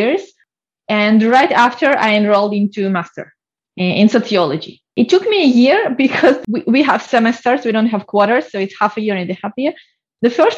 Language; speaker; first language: English; non-native, fluent; Russian